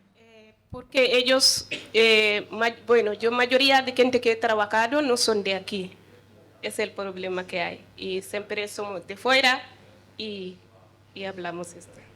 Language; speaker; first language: Spanish; non-native, learner; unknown